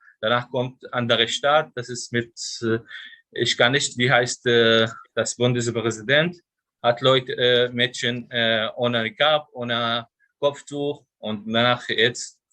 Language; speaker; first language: German; non-native, learner; Arabic